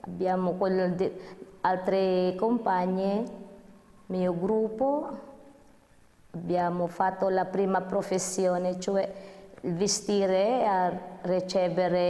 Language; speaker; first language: Italian; non-native, fluent; Filipino